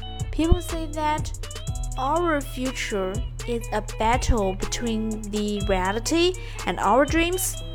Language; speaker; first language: English; non-native, fluent; Chinese